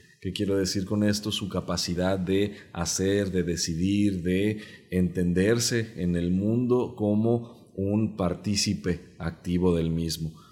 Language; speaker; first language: Spanish; non-native, local second language; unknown